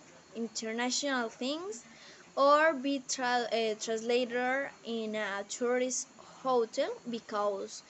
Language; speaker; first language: English; non-native, learner; Spanish